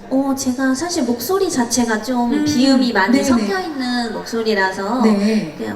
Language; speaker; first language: Korean; native; Korean